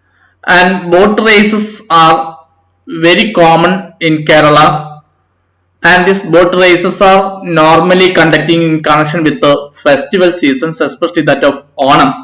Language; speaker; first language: English; non-native, local second language; Malayalam